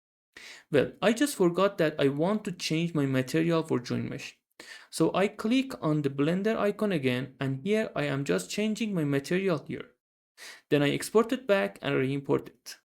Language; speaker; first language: English; non-native, fluent; Persian